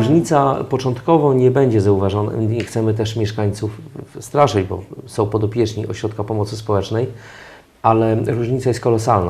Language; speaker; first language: Polish; native; Polish